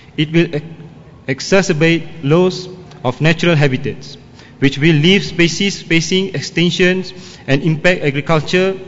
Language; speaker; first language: English; non-native, local second language; Malay